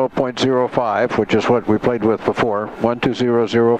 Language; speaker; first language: English; native; English